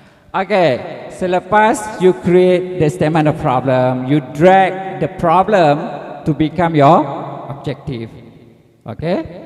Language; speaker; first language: English; non-native, local second language; Malay